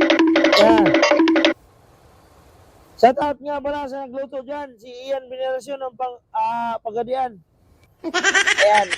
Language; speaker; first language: Filipino; non-native, local second language; Cebuano